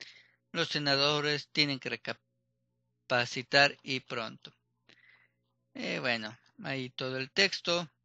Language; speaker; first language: Spanish; native; Spanish